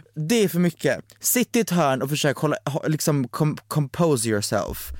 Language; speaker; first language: Swedish; native; Swedish